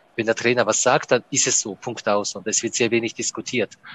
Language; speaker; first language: German; non-native, fluent; Japanese